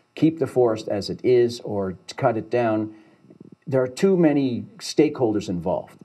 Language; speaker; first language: English; native; English